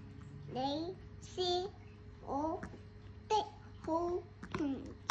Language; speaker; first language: Chinese; non-native, local second language; Cantonese